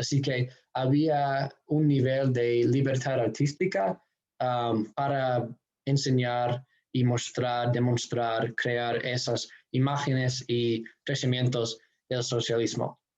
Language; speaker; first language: Spanish; non-native, fluent; English